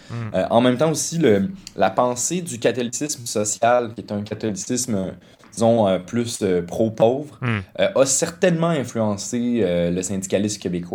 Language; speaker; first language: French; native; French